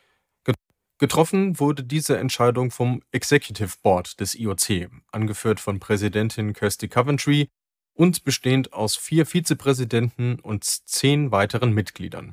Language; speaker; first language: German; native; German